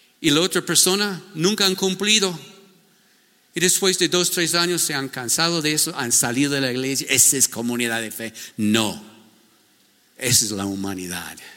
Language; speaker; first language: Spanish; non-native, fluent; English